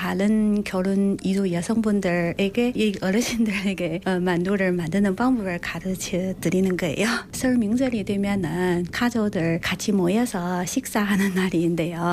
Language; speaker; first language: Korean; non-native, local second language; Chinese